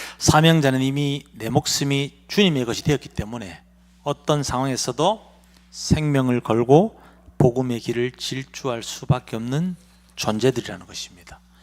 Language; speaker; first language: Korean; native; Korean